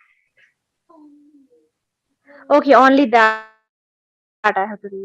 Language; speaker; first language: English; non-native, learner; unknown